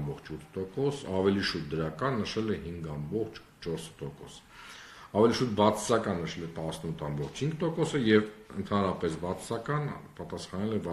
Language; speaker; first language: Armenian; native; Armenian